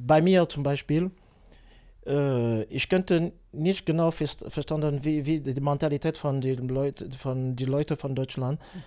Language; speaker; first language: German; non-native, learner; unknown